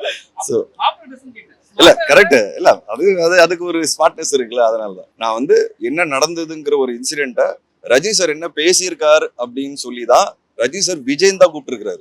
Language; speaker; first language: Tamil; native; Tamil